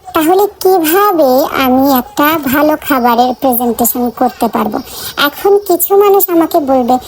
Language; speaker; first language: Bangla; non-native, local second language; Sylheti